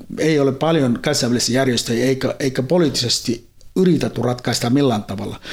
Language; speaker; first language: Finnish; non-native, fluent; Somali